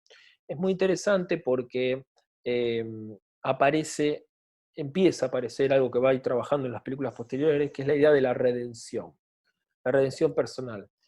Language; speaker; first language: Spanish; native; Spanish